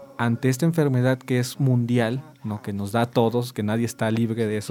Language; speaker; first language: Spanish; native; Spanish